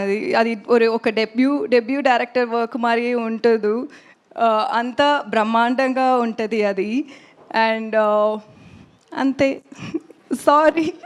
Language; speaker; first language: Telugu; non-native, learner; Tamil